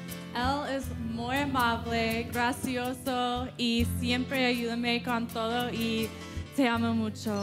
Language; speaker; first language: Spanish; non-native, learner; English